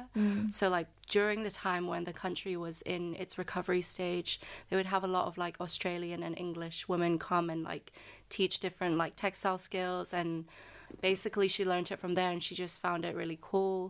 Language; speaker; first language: English; non-native, local second language; Cantonese